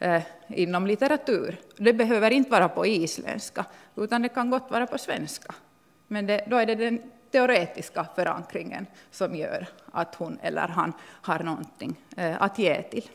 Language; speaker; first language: Swedish; non-native, local second language; Finnish